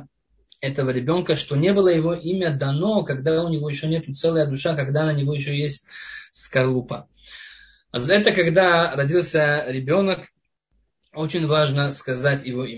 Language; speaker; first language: Russian; non-native, fluent; Hebrew